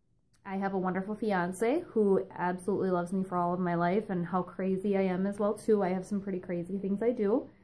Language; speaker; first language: English; native; English